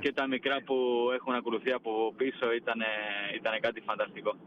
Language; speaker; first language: Greek; non-native, fluent; Spanish